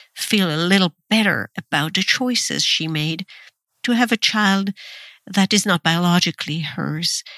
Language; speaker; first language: English; non-native, fluent; Hebrew